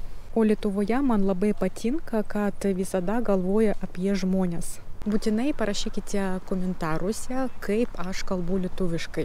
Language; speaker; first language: Lithuanian; non-native, learner; Russian